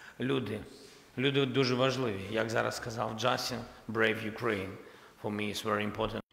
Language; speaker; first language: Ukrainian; non-native, local second language; Russian